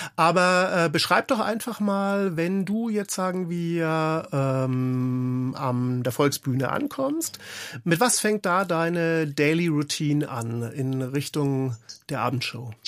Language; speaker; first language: German; native; German